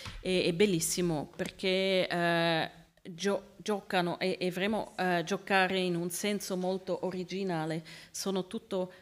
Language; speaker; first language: Italian; non-native, learner; Swiss German